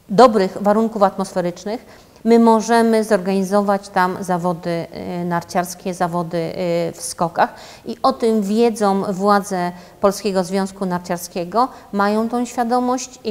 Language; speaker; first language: Polish; native; Polish